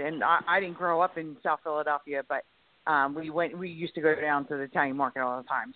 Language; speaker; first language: English; native; English